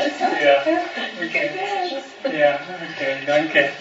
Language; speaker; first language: German; non-native, learner; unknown